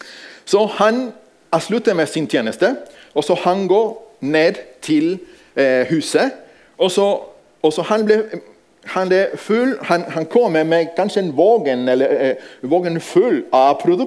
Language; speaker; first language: Norwegian; non-native, fluent; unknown